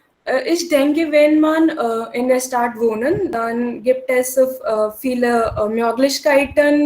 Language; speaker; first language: German; non-native, learner; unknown